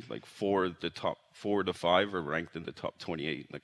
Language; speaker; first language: English; native; English